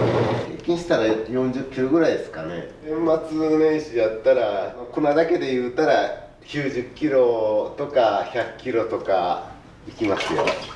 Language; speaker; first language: Japanese; native; Japanese